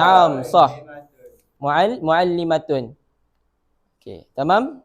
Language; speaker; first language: Arabic; non-native, learner; Malay